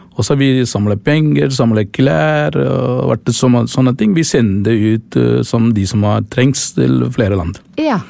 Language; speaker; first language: Norwegian; non-native, learner; Sinhala